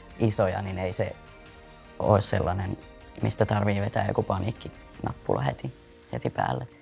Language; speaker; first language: Finnish; native; Finnish